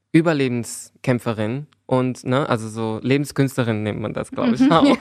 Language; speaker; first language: German; non-native, fluent; Portuguese